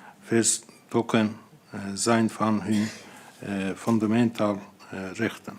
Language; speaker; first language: Dutch; non-native, fluent; Azerbaijani